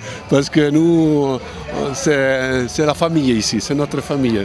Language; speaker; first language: French; non-native, fluent; Italian